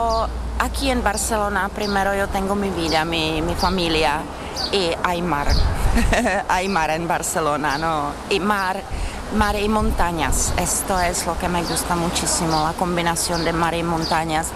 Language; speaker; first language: Spanish; non-native, learner; Czech